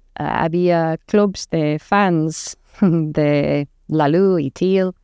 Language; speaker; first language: Spanish; non-native, learner; English